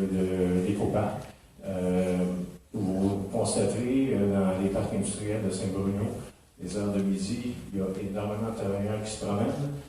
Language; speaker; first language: French; native; French